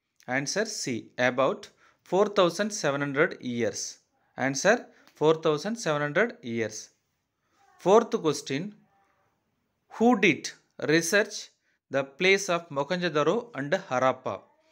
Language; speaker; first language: English; non-native, local second language; Tamil